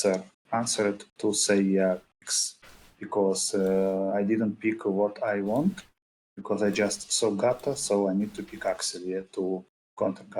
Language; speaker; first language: English; non-native, fluent; Russian